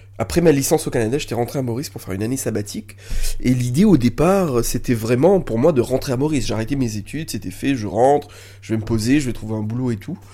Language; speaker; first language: French; non-native, local second language; Morisyen